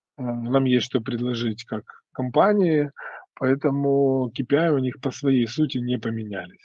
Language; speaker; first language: Russian; native; Russian